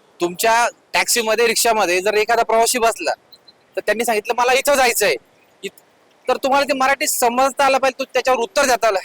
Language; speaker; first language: Marathi; native; Marathi